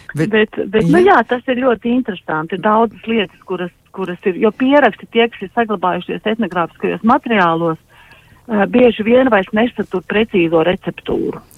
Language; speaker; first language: Latvian; native; Latvian